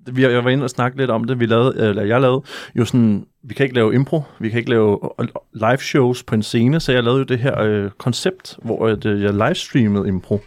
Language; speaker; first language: Danish; native; Danish